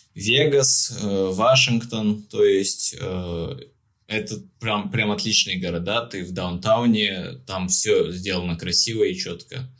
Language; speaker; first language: Russian; non-native, local second language; Tajik